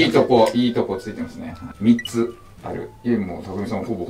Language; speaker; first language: Japanese; native; Japanese